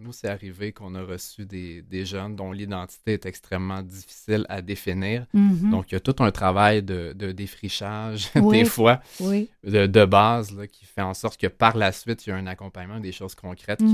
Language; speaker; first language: French; native; French